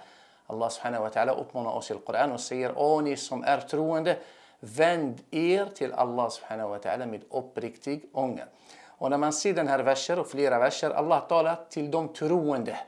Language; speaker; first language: Swedish; non-native, fluent; Arabic